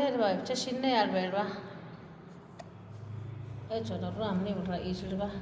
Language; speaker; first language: Spanish; non-native, fluent; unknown